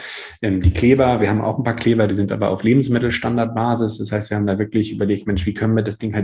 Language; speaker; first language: German; native; German